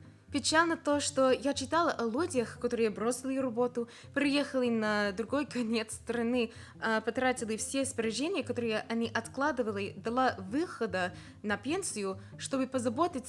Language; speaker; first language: Russian; non-native, fluent; English